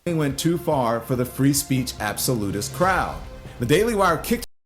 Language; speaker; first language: English; native; English